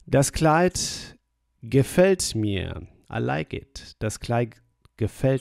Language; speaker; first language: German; non-native, fluent; English